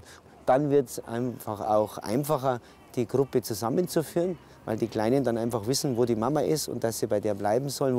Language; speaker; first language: German; native; German